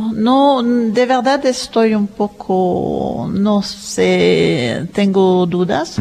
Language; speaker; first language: Spanish; non-native, fluent; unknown